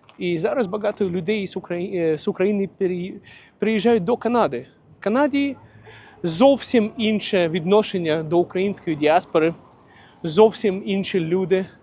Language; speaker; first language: Ukrainian; non-native, local second language; Russian